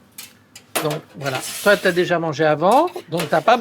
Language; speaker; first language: French; native; French